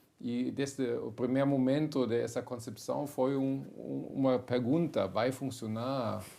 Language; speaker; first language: Portuguese; non-native, fluent; German